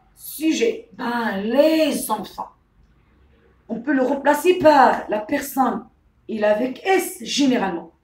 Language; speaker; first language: French; non-native, local second language; Arabic